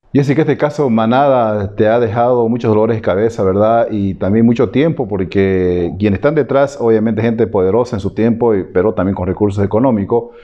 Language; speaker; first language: Spanish; native; Spanish